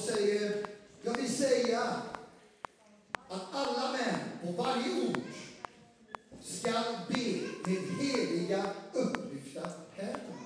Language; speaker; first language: Swedish; non-native, fluent; Portuguese